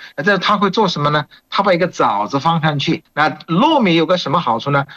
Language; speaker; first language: Chinese; non-native, fluent; Bangla